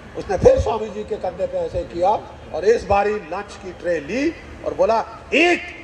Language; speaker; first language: Hindi; native; Hindi